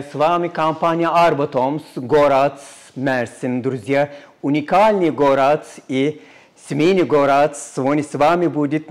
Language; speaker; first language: Russian; non-native, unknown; Turkish